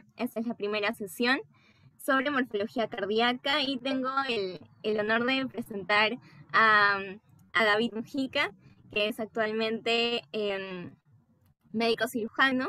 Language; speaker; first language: Spanish; native; Spanish